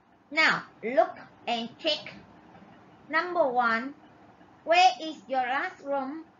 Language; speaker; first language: English; non-native, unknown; Vietnamese